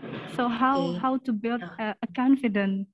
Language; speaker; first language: English; non-native, learner; Indonesian